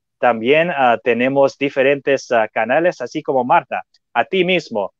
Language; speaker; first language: Spanish; non-native, fluent; English